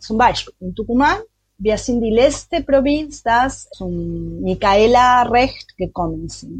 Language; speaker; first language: German; non-native, learner; Spanish